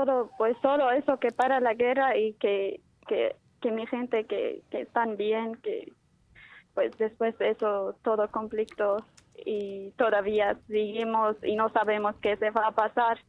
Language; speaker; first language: Spanish; non-native, learner; Kurdish